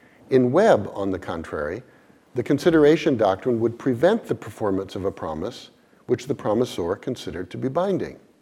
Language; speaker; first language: English; native; English